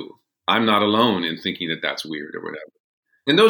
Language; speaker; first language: English; native; English